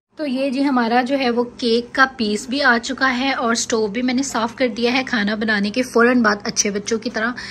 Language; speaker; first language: Urdu; native; Urdu